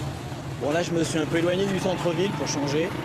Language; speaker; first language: French; native; French